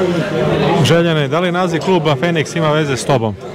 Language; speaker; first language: Croatian; native; Croatian